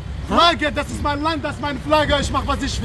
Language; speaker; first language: German; non-native, learner; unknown